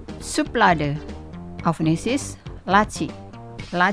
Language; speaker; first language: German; non-native, fluent; Indonesian